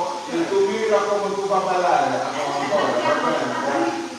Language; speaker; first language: Italian; non-native, learner; Portuguese